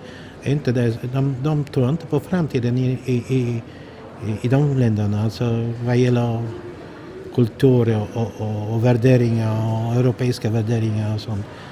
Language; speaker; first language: Swedish; non-native, fluent; Polish